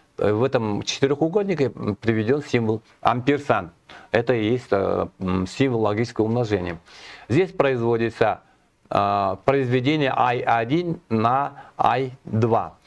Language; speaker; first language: Russian; non-native, local second language; Kazakh